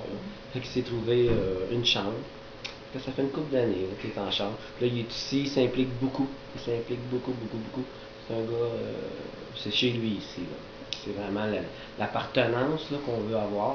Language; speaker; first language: French; native; French